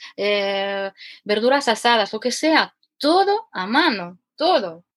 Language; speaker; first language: Spanish; non-native, fluent; Ukrainian